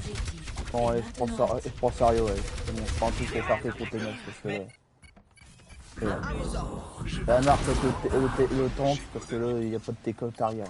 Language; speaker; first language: French; native; French